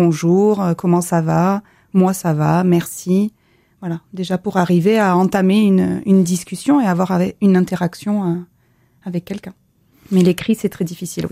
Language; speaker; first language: French; native; French